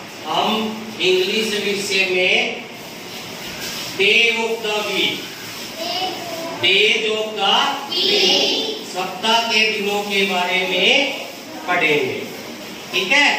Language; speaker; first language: Hindi; native; Hindi